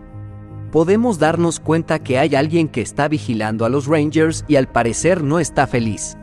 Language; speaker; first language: Spanish; native; Spanish